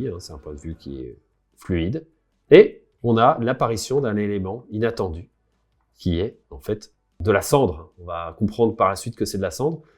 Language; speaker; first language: French; native; French